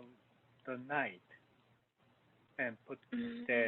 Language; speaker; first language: English; non-native, learner; Korean